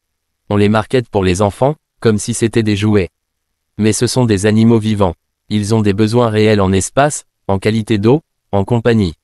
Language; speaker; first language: French; native; French